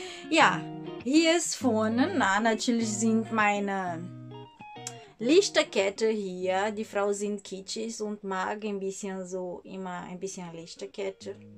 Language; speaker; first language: German; non-native, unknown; Portuguese